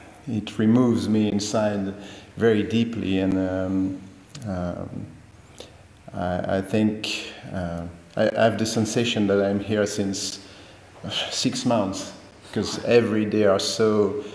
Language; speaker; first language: English; non-native, fluent; French